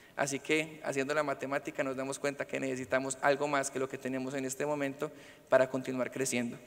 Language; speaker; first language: Spanish; native; Spanish